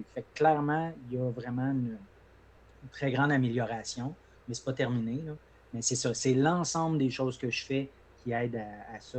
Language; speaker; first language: French; native; French